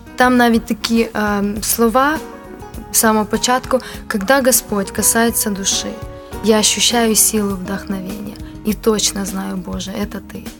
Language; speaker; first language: Ukrainian; non-native, local second language; Russian